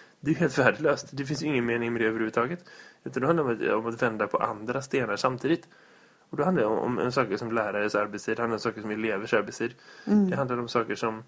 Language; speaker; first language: Swedish; native; Swedish